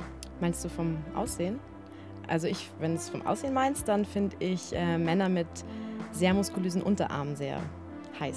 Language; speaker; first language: German; native; German